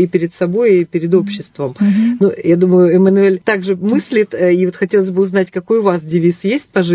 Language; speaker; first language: Russian; native; Russian